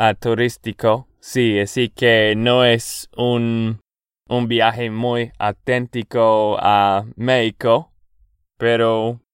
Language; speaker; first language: Spanish; non-native, fluent; English